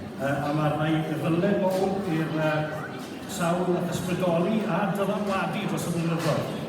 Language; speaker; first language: Welsh; native; Welsh